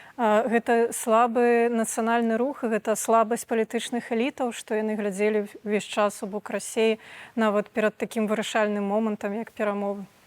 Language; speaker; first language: Belarusian; native; Belarusian